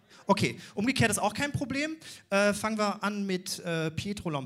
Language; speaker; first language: German; native; German